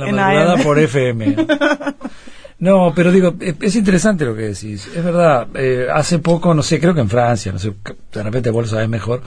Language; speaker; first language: Spanish; native; Spanish